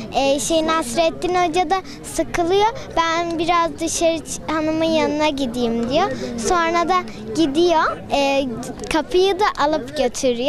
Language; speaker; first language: Turkish; non-native, learner; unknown